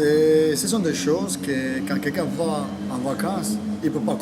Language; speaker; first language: French; non-native, fluent; Croatian